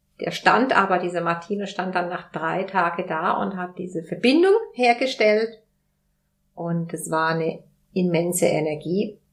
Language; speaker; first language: German; non-native, fluent; Spanish